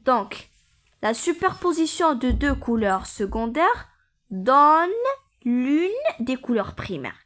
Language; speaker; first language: French; non-native, local second language; Arabic